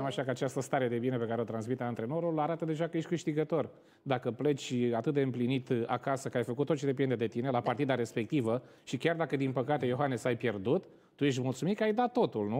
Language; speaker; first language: Romanian; native; Romanian